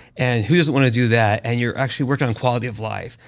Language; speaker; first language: English; native; English